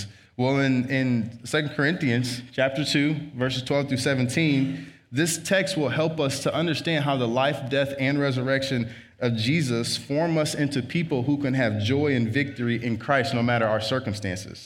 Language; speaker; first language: English; native; English